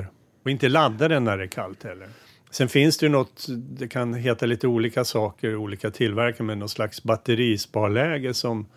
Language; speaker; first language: Swedish; native; Swedish